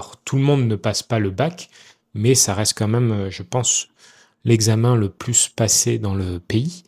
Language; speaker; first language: French; native; French